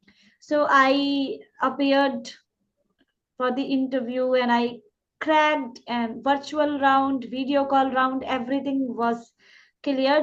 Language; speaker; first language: English; non-native, local second language; Hindi